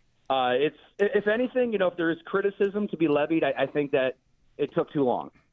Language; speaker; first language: English; native; English